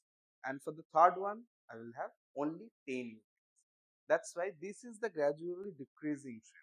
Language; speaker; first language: English; non-native, local second language; Bangla